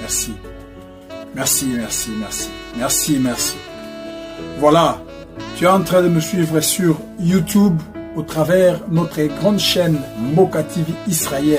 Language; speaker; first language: French; non-native, local second language; Lingala